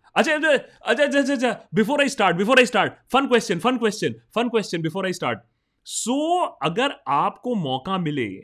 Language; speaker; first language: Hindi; non-native, local second language; Bangla